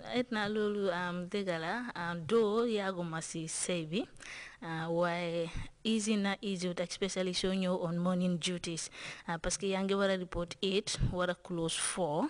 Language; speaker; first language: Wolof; non-native, local second language; Jola-Fonyi